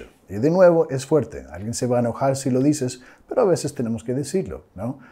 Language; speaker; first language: Spanish; non-native, fluent; English